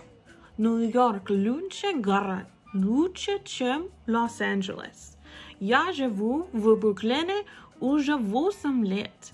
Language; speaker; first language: Russian; non-native, learner; English